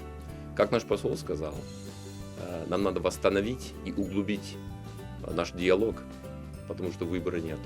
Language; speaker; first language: Russian; non-native, fluent; English